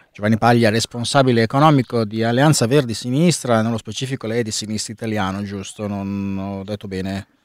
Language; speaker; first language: Italian; native; Italian